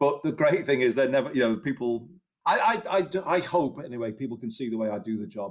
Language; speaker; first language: English; native; English